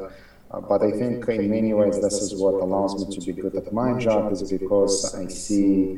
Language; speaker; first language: English; non-native, fluent; Ukrainian